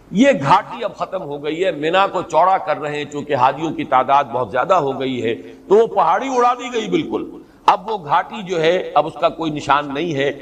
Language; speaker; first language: Urdu; native; Urdu